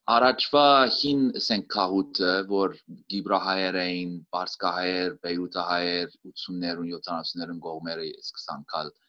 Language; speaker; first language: Armenian; early bilingual, heritage; Armenian